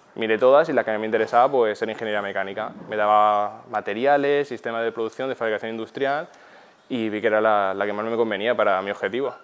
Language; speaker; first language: Spanish; native; Spanish